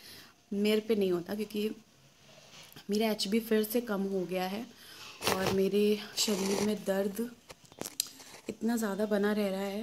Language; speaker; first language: Hindi; native; Hindi